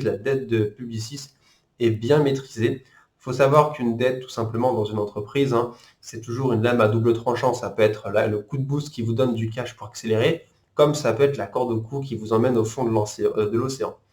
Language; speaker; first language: French; native; French